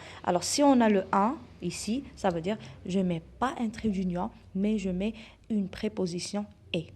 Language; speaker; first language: French; non-native, local second language; Arabic